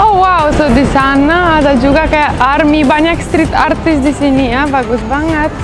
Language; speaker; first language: Indonesian; non-native, fluent; Romanian